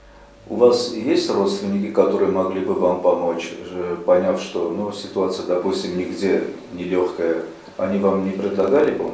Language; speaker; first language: Russian; native; Russian